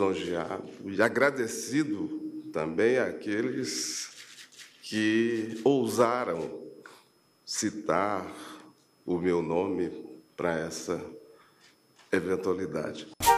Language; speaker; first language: Portuguese; native; Portuguese